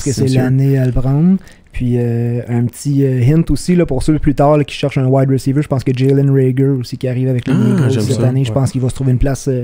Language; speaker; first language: French; native; French